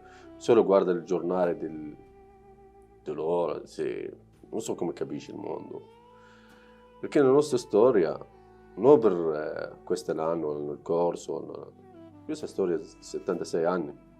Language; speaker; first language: Italian; non-native, learner; Arabic